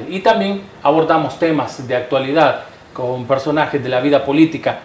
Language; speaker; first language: Spanish; native; Spanish